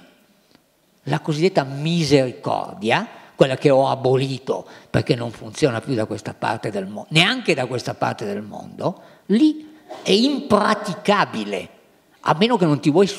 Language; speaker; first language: Italian; native; Italian